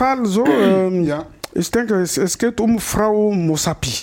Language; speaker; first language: German; non-native, fluent; Lingala